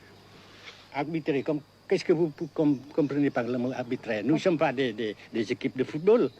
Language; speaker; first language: French; non-native, local second language; Vietnamese